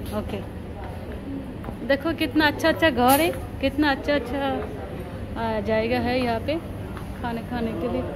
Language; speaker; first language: Hindi; non-native, learner; Bangla